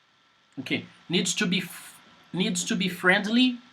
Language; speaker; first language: English; non-native, fluent; Portuguese